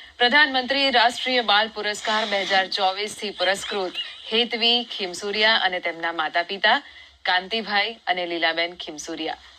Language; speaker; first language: Gujarati; native; Gujarati